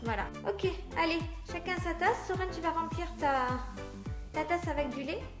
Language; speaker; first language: French; native; French